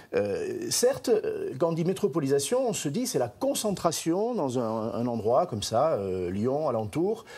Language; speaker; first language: French; native; French